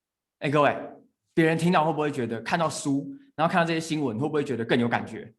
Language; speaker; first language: Chinese; native; Chinese